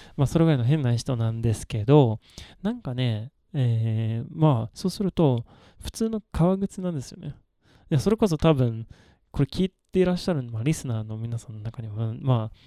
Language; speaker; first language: Japanese; non-native, fluent; Swedish